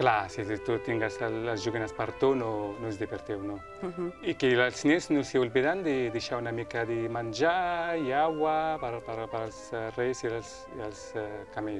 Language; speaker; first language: Catalan; non-native, local second language; Spanish